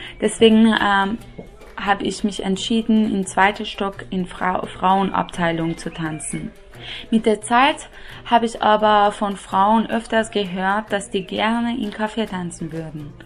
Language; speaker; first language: German; non-native, fluent; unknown